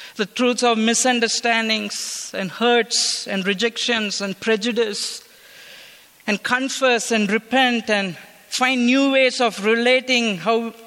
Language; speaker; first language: English; non-native, local second language; Tamil